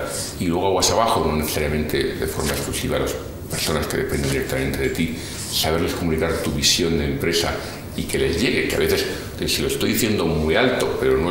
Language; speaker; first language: Spanish; native; Spanish